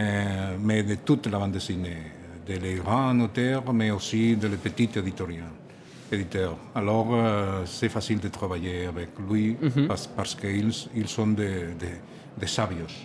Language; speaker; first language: French; non-native, learner; Catalan